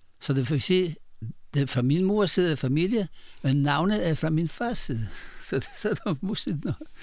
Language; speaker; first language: Danish; non-native, fluent; Polish